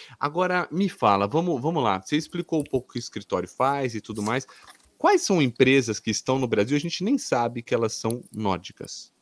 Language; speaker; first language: Portuguese; native; Portuguese